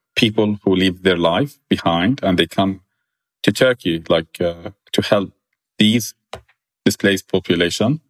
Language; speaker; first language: English; non-native, fluent; Arabic